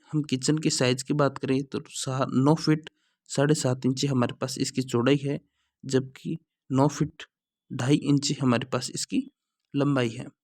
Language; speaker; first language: Hindi; native; Hindi